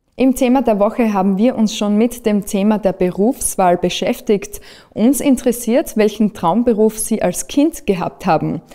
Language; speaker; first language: German; native; German